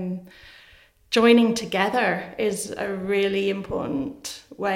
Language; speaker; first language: English; native; English